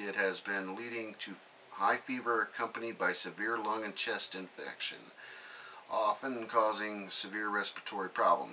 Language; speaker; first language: English; native; English